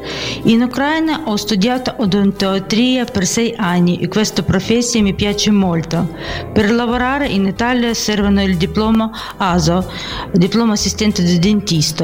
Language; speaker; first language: Italian; non-native, fluent; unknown